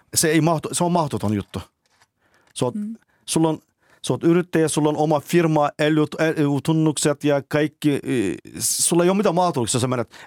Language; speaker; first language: Finnish; non-native, learner; Turkish